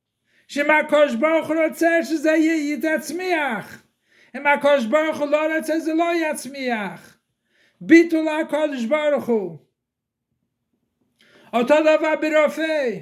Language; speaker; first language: Hebrew; non-native, fluent; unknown